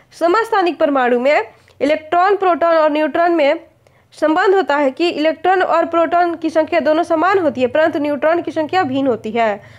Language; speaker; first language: Hindi; native; Hindi